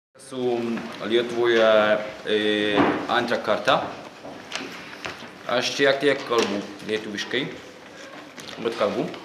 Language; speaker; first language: Lithuanian; non-native, learner; Polish